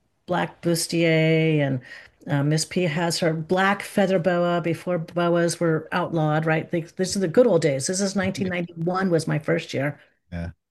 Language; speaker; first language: English; native; English